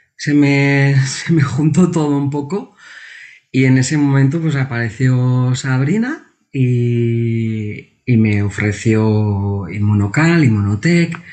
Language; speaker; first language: Spanish; non-native, local second language; Basque